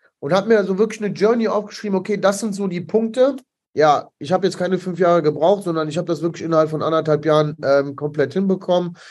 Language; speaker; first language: German; early bilingual, other home language; Italian